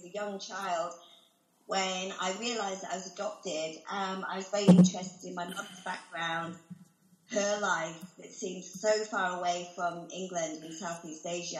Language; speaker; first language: English; native; English